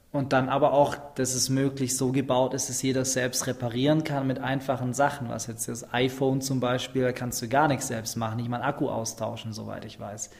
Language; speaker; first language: German; native; German